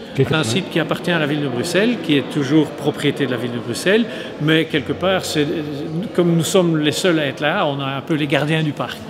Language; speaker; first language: French; native; French